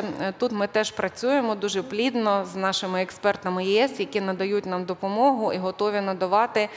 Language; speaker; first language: Ukrainian; native; Ukrainian